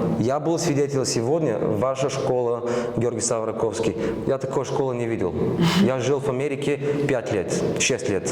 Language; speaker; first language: Russian; non-native, learner; Bulgarian